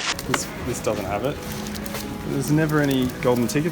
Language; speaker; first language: English; native; English